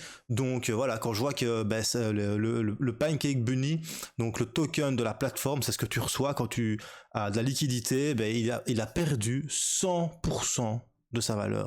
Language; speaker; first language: French; native; French